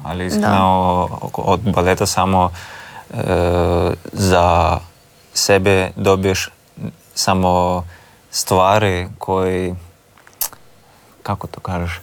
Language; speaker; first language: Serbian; non-native, learner; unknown